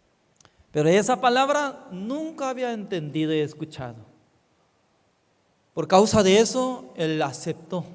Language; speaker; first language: Spanish; non-native, fluent; Korean